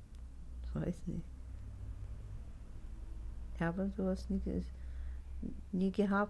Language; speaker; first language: German; non-native, learner; Russian